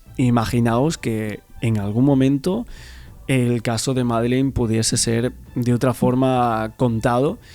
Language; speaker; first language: Spanish; native; Spanish